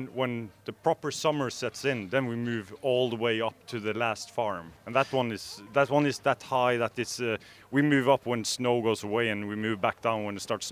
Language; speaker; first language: English; non-native, fluent; Norwegian